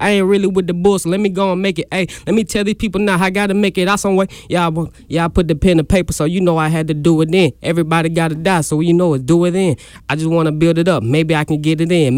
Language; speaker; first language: English; native; English